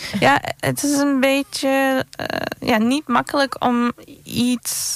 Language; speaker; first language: Dutch; non-native, learner; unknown